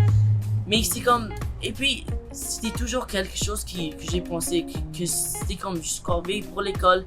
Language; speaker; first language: French; non-native, local second language; English